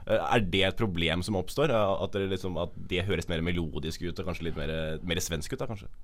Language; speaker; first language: Norwegian; native; Norwegian